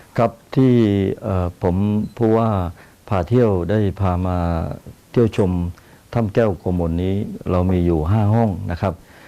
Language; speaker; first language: Thai; native; Thai